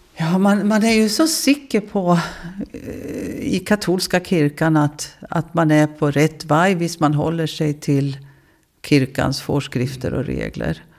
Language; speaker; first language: Swedish; native; Swedish